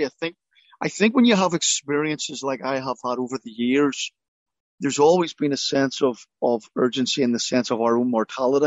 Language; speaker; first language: English; native; English